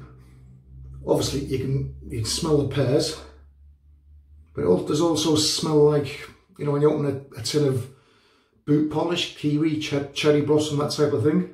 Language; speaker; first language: English; native; English